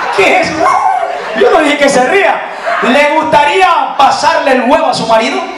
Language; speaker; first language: Spanish; native; Spanish